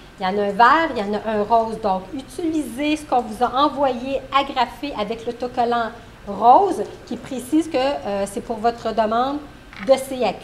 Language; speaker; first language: French; native; French